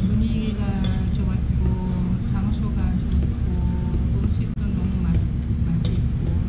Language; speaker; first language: Korean; non-native, fluent; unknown